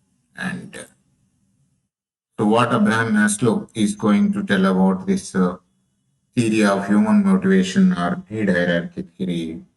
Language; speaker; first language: English; non-native, local second language; Telugu